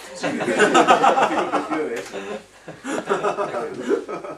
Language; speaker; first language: Spanish; native; Spanish